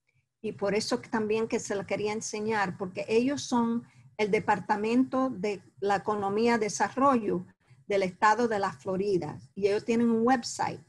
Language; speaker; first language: Spanish; early bilingual, heritage; Spanish